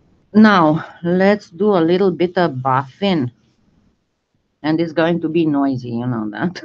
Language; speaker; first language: English; non-native, fluent; French